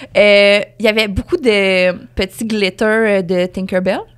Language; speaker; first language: French; native; French